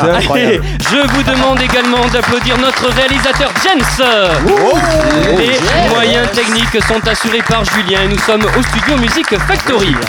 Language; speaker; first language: French; native; French